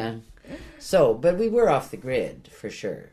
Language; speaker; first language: English; native; English